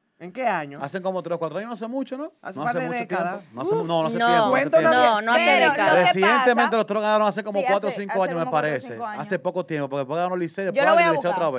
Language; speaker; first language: Spanish; native; Spanish